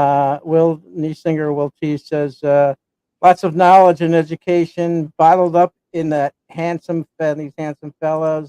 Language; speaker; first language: English; native; English